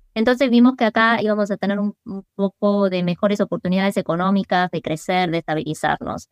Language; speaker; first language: Spanish; early bilingual, other home language; English